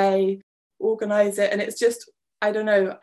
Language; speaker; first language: English; native; English